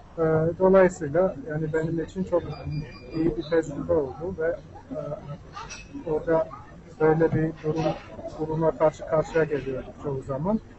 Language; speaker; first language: Turkish; non-native, fluent; Armenian